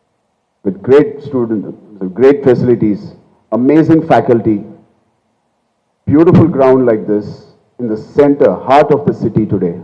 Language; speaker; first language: English; non-native, local second language; Telugu